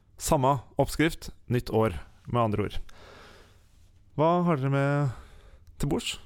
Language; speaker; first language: Norwegian; native; Norwegian